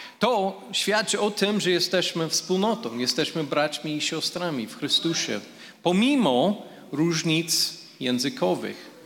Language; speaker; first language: Polish; non-native, fluent; English